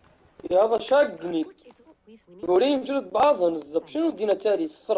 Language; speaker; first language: Arabic; native; Arabic